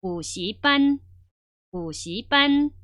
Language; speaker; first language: Chinese; non-native, fluent; Korean